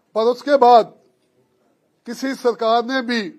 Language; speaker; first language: Hindi; non-native, local second language; Punjabi